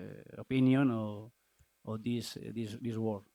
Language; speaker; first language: English; non-native, learner; Spanish